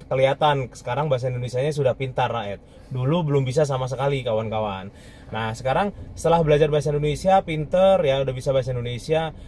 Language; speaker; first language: Indonesian; native; Indonesian